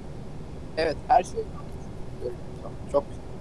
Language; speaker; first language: Turkish; early bilingual, heritage; Turkish